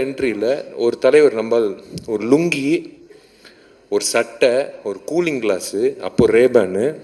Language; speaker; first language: Tamil; native; Tamil